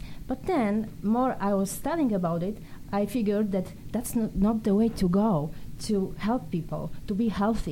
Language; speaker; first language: English; non-native, fluent; Polish